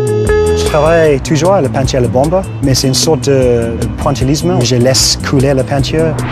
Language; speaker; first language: French; non-native, fluent; English